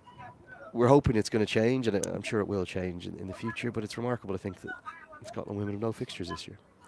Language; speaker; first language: English; native; English